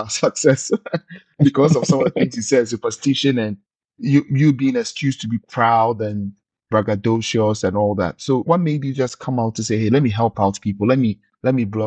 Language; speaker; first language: English; non-native, local second language; Akan